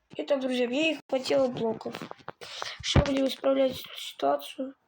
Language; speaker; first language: Russian; native; Russian